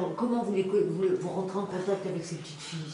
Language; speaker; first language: French; native; French